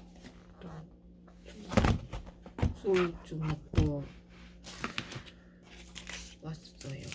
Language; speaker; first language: Korean; non-native, learner; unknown